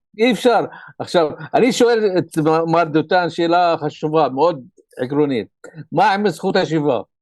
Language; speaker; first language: Hebrew; non-native, local second language; Arabic